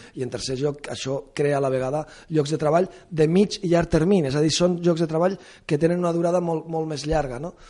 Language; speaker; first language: Catalan; non-native, local second language; Spanish